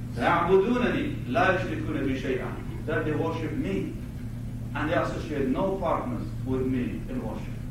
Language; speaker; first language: English; non-native, fluent; Arabic